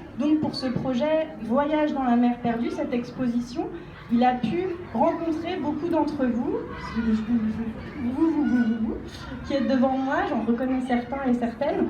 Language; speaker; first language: French; native; French